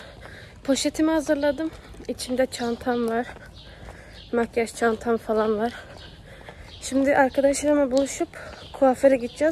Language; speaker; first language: Turkish; early bilingual, heritage; Turkish